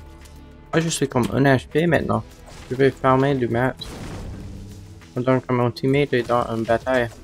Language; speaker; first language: French; non-native, local second language; English